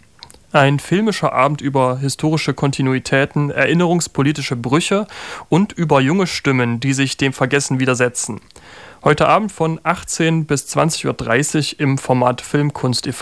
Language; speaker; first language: German; native; German